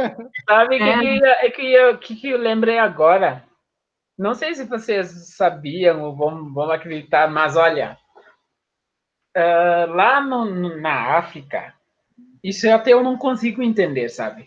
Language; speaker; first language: Portuguese; non-native, fluent; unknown